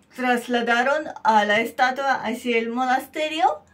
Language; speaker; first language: Spanish; non-native, fluent; Russian